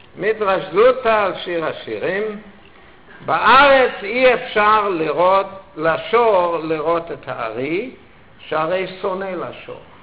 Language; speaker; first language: Hebrew; non-native, fluent; German